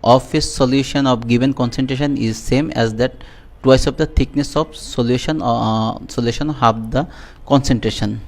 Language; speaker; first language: English; non-native, local second language; Bangla